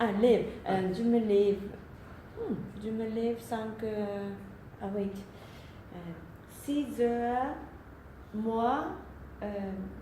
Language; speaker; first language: French; non-native, learner; Japanese